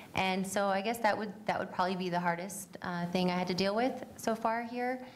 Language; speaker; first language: English; native; English